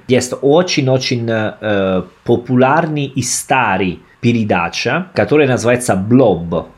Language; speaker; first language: Russian; non-native, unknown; Italian